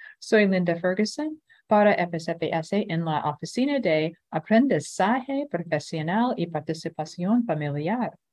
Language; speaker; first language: Spanish; non-native, fluent; English